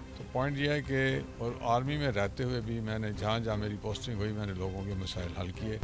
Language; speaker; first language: Urdu; non-native, local second language; Punjabi